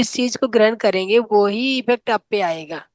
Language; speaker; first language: Hindi; native; Hindi